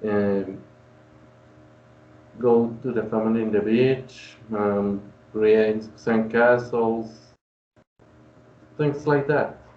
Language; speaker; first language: English; non-native, learner; Spanish